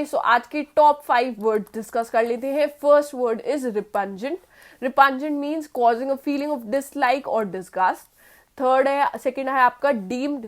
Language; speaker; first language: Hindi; native; Hindi